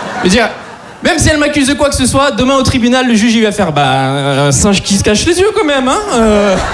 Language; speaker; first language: French; native; French